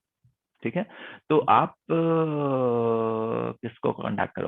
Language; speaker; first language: Hindi; native; Hindi